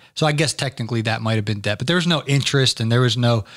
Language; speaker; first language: English; native; English